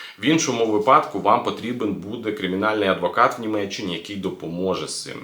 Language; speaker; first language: Ukrainian; native; Ukrainian